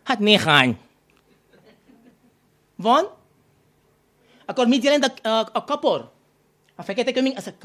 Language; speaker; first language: Hungarian; non-native, learner; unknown